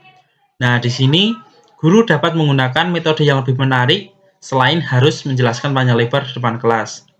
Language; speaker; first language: Indonesian; native; Indonesian